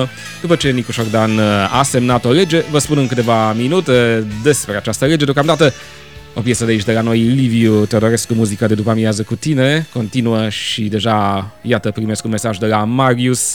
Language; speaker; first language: Romanian; native; Romanian